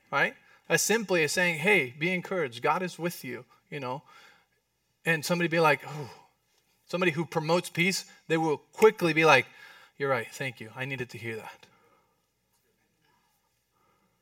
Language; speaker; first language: English; non-native, fluent; Spanish